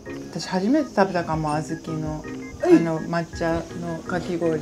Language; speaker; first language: Japanese; early bilingual, heritage; Japanese